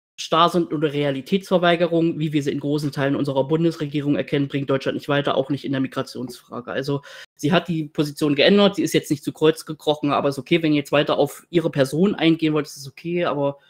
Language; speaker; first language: German; native; German